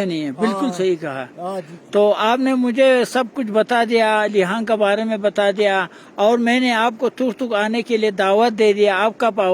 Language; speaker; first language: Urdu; non-native, local second language; Balti